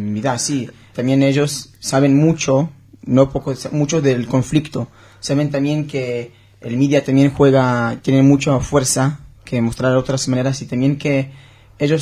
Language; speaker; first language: Spanish; non-native, learner; Hebrew